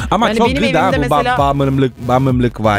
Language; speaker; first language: Turkish; non-native, fluent; Italian